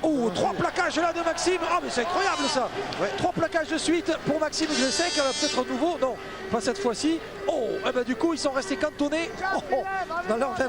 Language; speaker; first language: French; native; French